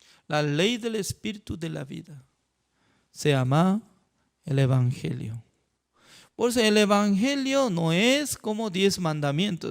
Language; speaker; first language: Spanish; non-native, fluent; Korean